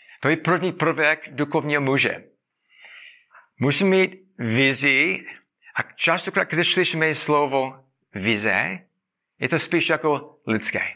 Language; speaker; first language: Czech; non-native, fluent; English